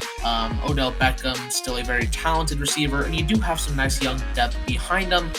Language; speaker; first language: English; native; English